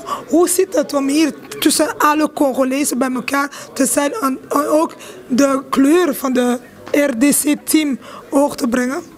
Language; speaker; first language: Dutch; non-native, local second language; French